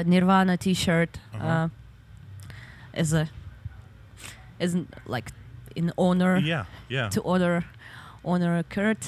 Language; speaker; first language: English; non-native, fluent; Ukrainian